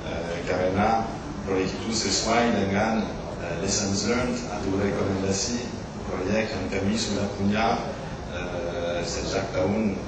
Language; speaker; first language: Indonesian; non-native, learner; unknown